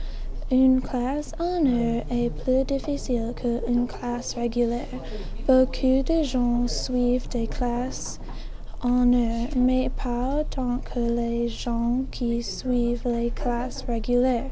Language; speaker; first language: French; non-native, learner; English